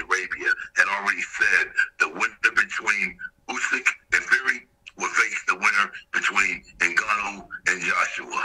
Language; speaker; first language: English; native; English